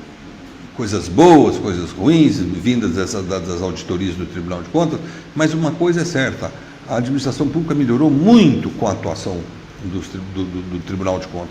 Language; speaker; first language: Portuguese; native; Portuguese